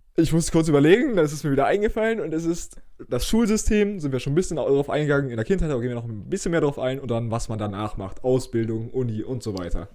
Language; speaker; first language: German; native; German